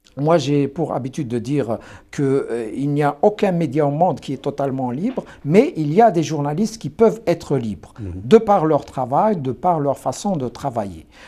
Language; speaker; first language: French; non-native, local second language; Kabyle